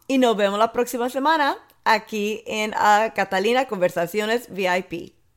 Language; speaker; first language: Spanish; early bilingual, heritage; Spanish